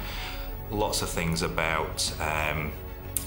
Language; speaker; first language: English; native; English